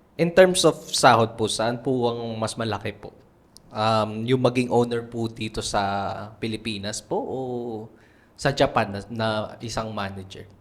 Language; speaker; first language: Filipino; native; Filipino